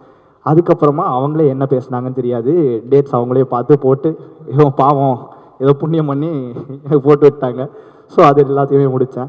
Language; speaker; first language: Tamil; native; Tamil